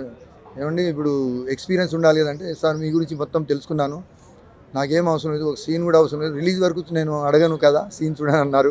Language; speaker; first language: Telugu; native; Telugu